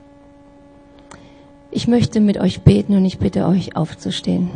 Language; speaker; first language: German; native; German